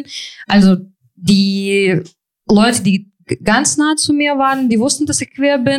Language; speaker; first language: German; non-native, fluent; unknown